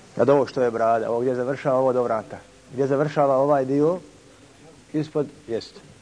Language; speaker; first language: Bosnian; native; Bosnian